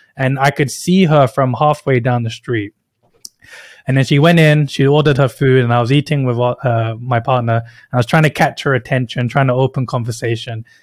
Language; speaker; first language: English; native; English